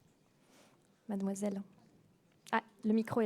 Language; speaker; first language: French; native; French